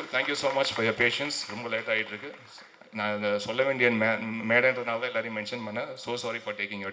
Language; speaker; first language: Tamil; native; Tamil